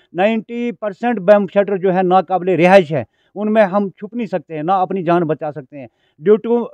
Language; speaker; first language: Hindi; non-native, local second language; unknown